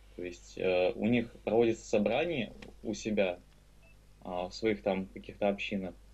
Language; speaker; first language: Russian; native; Russian